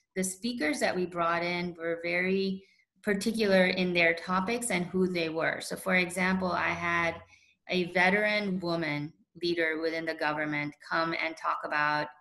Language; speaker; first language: English; early bilingual, other home language; Urdu